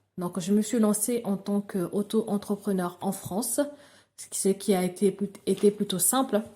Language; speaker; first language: French; non-native, local second language; Lingala